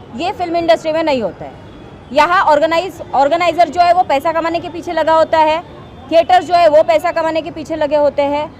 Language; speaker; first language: Hindi; non-native, local second language; Marathi